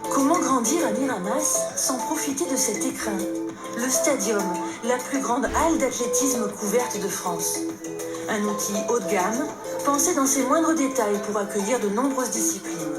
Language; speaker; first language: French; native; French